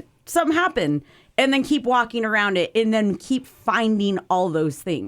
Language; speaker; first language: English; native; English